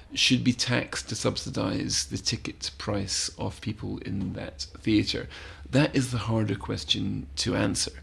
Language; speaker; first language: English; native; English